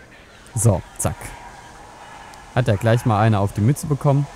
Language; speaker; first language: German; native; German